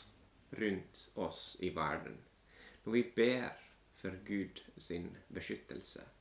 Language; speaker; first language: Norwegian; non-native, fluent; Finnish